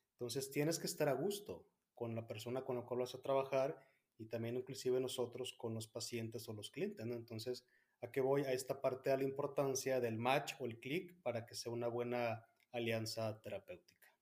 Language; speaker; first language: Spanish; native; Spanish